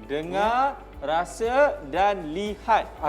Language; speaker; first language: Malay; native; Malay